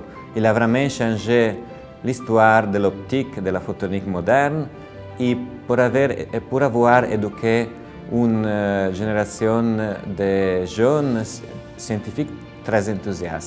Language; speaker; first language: French; non-native, fluent; Italian